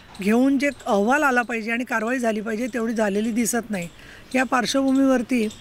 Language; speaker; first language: Marathi; native; Marathi